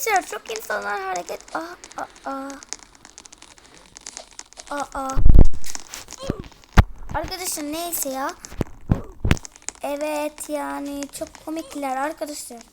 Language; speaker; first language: Turkish; early bilingual, heritage; Turkish